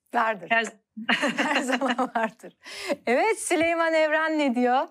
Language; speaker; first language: Turkish; native; Turkish